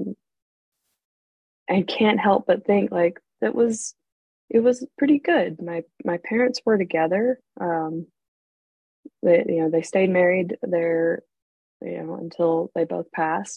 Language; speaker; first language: English; native; English